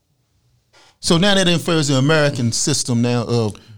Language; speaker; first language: English; native; English